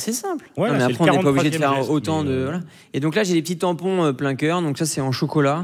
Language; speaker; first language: French; native; French